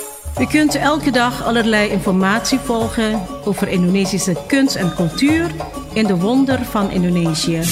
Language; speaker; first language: Dutch; non-native, fluent; Indonesian